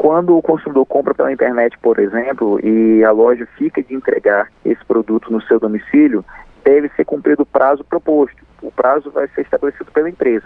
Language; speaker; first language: Portuguese; native; Portuguese